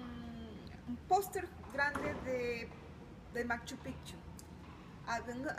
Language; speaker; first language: Spanish; early bilingual, heritage; Spanish